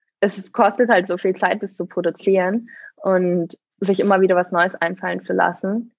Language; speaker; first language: German; native; German